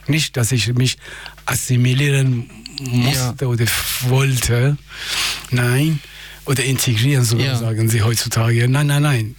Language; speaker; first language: German; non-native, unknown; Persian